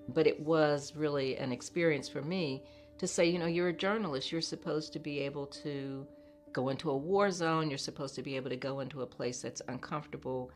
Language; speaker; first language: English; native; English